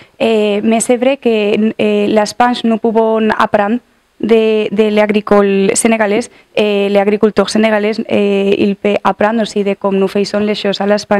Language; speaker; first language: French; non-native, learner; Catalan